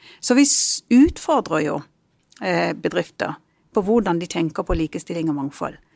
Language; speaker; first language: Norwegian; early bilingual, other home language; Punjabi